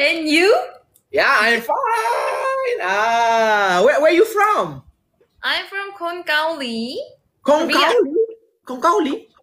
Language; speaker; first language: English; non-native, learner; Malay